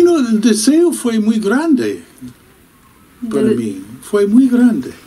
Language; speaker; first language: Spanish; non-native, fluent; English